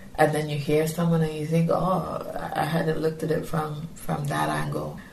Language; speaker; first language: English; non-native, local second language; Yoruba